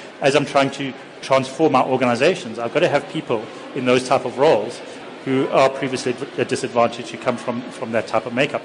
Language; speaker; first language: English; native; English